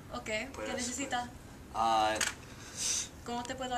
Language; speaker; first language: Spanish; non-native, learner; English